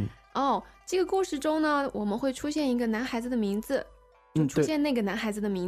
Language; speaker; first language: Chinese; native; Chinese